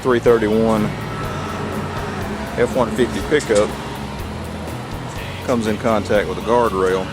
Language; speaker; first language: English; native; English